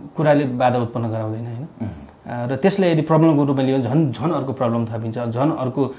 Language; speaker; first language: Nepali; native; Nepali